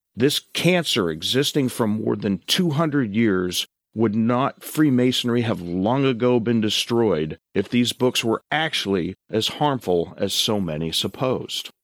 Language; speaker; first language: English; native; English